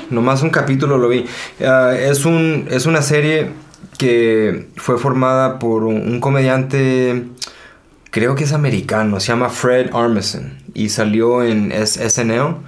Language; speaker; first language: Spanish; early bilingual, heritage; Spanish